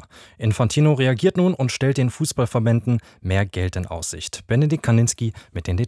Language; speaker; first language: German; native; German